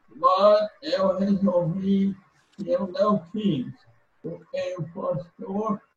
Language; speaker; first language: Portuguese; non-native, learner; English